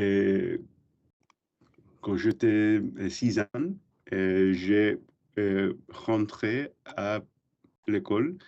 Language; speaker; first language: French; non-native, learner; English